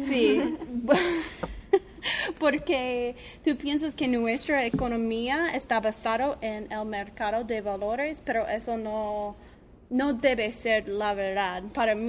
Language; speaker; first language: Spanish; non-native, learner; English